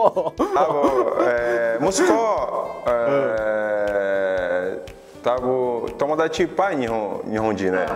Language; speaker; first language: Japanese; non-native, learner; Portuguese